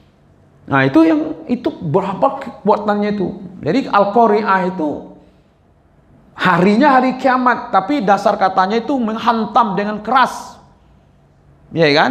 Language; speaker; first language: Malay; non-native, local second language; Minangkabau